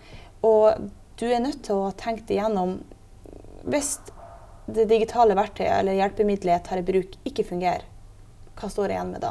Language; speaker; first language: Norwegian; native; Norwegian